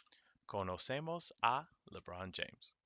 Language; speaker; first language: Spanish; non-native, fluent; English